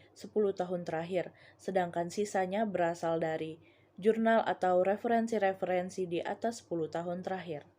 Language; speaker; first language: Indonesian; native; Indonesian